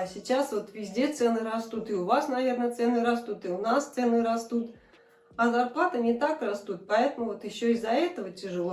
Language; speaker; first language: Russian; native; Russian